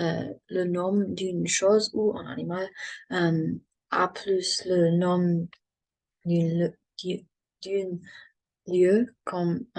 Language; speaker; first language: French; non-native, learner; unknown